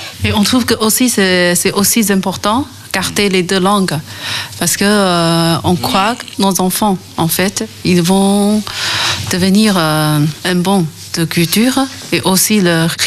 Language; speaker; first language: French; non-native, learner; Chinese